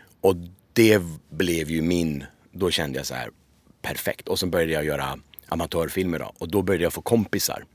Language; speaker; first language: Swedish; early bilingual, other home language; Persian